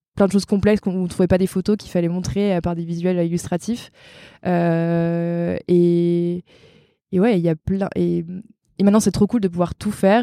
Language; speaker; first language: French; native; French